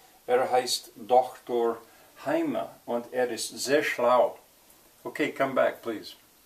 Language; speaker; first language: German; non-native, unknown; English